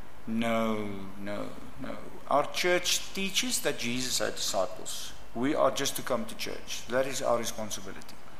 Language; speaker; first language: English; non-native, local second language; Afrikaans